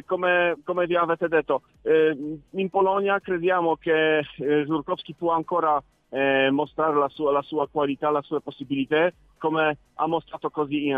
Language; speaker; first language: Italian; non-native, learner; Polish